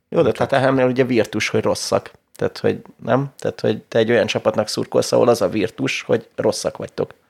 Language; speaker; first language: Hungarian; native; Hungarian